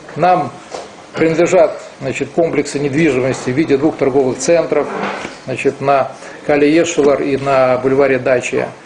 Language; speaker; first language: Russian; non-native, local second language; Romanian